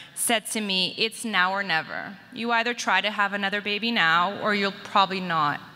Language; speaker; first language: English; native; English